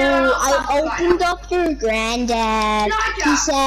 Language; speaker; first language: English; native; English